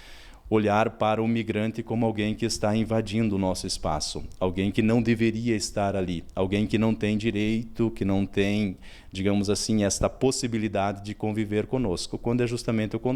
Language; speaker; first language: Portuguese; native; Portuguese